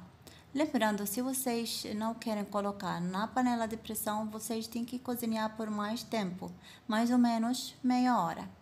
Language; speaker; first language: Portuguese; non-native, fluent; Arabic